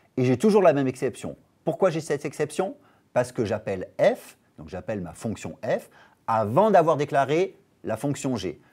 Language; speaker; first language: French; native; French